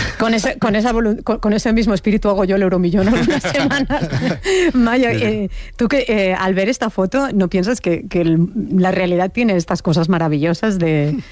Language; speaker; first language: Spanish; native; Spanish